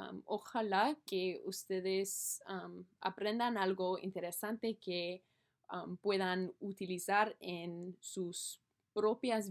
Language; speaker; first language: Spanish; non-native, learner; English